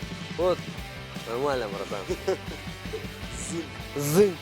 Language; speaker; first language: Russian; non-native, local second language; Kyrgyz